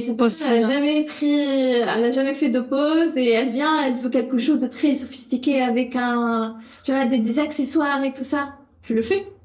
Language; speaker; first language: French; native; French